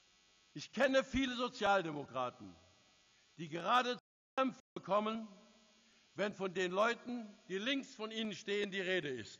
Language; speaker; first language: German; native; German